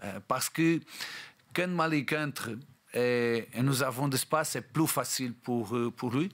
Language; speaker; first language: French; non-native, learner; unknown